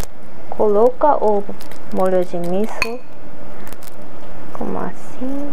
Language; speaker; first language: Portuguese; non-native, learner; Japanese